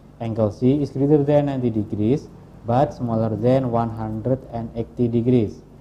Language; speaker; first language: English; non-native, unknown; Indonesian